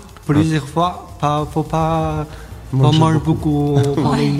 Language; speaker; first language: French; non-native, learner; Chinese